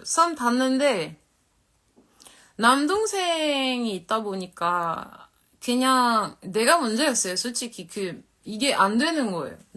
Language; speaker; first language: Korean; non-native, fluent; French